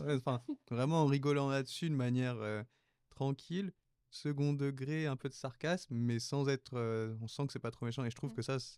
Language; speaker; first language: French; early bilingual, other home language; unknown